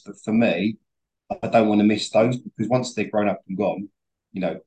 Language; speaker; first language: English; native; English